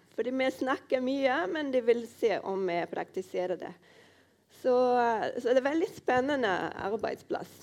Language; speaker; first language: Norwegian; non-native, fluent; Portuguese